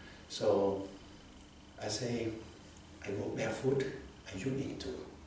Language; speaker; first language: English; non-native, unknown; Vietnamese